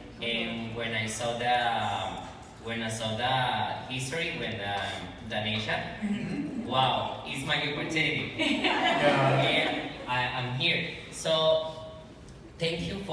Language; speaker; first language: English; non-native, learner; Spanish